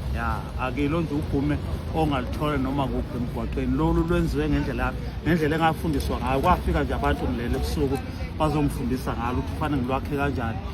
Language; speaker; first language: Zulu; native; Zulu